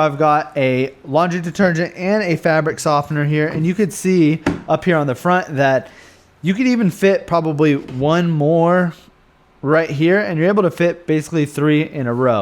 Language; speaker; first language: English; native; English